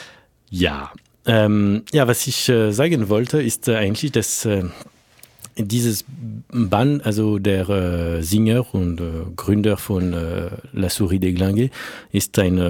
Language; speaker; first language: German; non-native, fluent; French